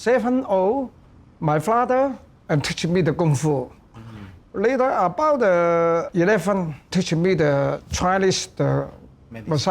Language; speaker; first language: English; non-native, learner; Cantonese